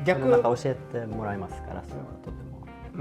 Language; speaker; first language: Japanese; non-native, fluent; Swedish